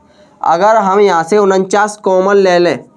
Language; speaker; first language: Hindi; native; Hindi